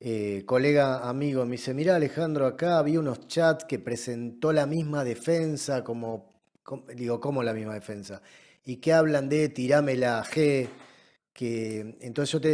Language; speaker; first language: Spanish; native; Spanish